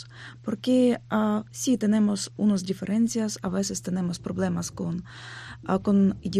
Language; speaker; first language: Spanish; non-native, learner; Ukrainian